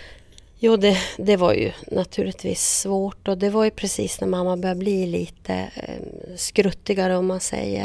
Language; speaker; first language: Swedish; native; Swedish